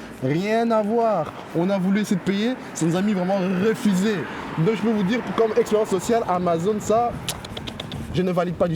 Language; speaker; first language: French; native; French